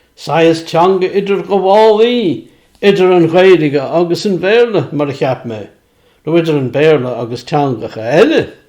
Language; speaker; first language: Irish; non-native, fluent; Swiss German